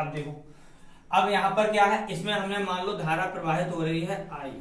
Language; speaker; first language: Hindi; native; Hindi